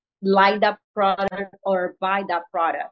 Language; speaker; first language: English; non-native, fluent; Spanish